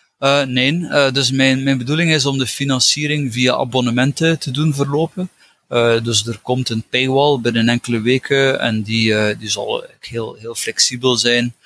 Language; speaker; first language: Dutch; native; Dutch